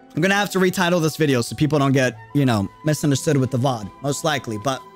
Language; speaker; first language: English; native; English